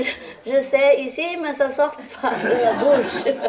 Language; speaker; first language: French; non-native, learner; Vietnamese